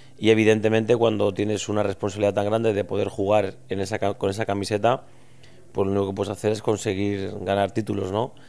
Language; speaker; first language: Spanish; native; Spanish